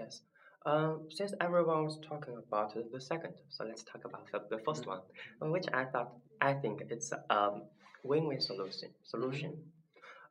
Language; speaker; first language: English; non-native, learner; Chinese